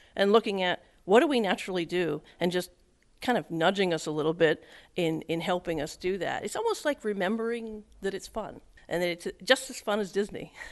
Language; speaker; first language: English; native; English